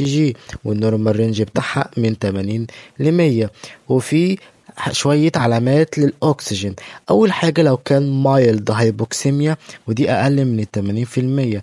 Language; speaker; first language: Arabic; native; Arabic